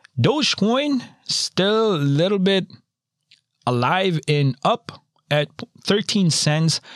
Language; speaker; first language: English; non-native, local second language; Filipino